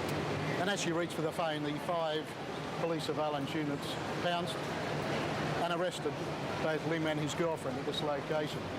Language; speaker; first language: English; native; English